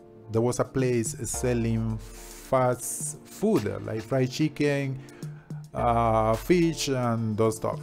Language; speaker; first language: English; non-native, fluent; Spanish